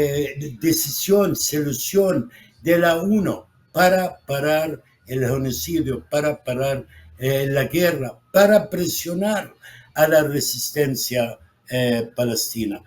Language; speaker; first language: Spanish; non-native, fluent; Arabic